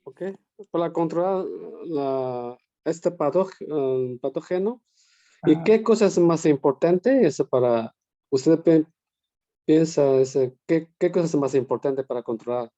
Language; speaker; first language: Spanish; non-native, learner; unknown